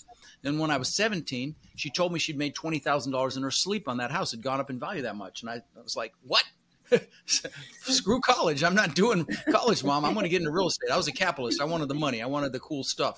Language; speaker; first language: English; early bilingual, other home language; Dutch